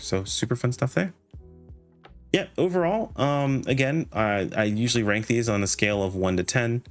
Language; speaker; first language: English; native; English